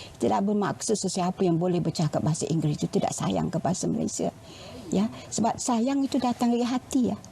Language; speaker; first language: Malay; native; Malay